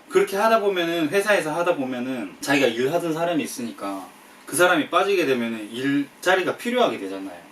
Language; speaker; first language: Korean; native; Korean